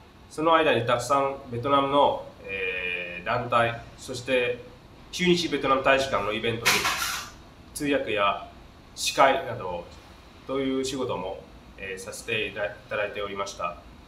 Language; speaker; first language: Japanese; non-native, fluent; Vietnamese